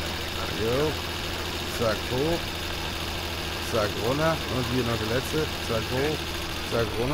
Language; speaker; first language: German; native; German